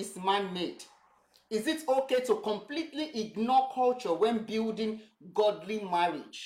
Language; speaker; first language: English; non-native, local second language; Yoruba